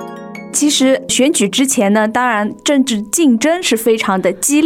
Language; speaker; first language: Chinese; native; Chinese